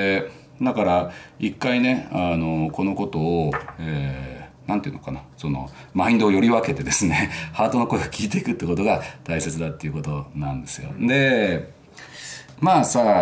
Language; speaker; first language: Japanese; native; Japanese